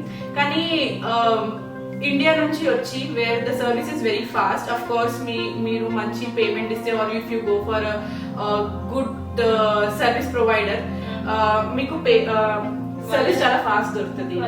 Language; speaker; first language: Telugu; non-native, local second language; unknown